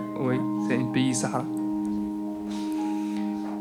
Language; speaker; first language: French; non-native, learner; Arabic